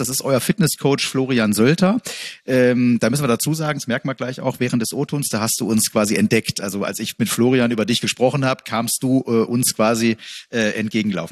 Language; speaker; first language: German; native; German